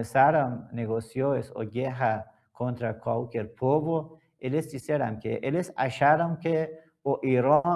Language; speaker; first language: Portuguese; non-native, learner; Persian